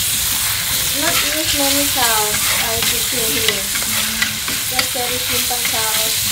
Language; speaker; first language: English; non-native, learner; Indonesian